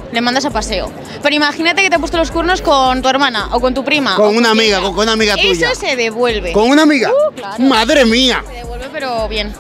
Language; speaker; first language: Spanish; native; Spanish